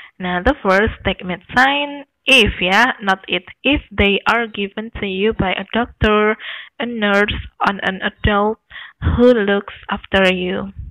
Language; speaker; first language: English; non-native, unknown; Indonesian